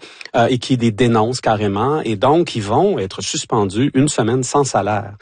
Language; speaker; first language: French; native; French